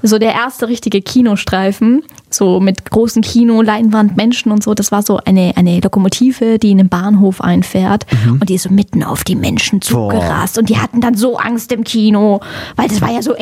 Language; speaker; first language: German; native; German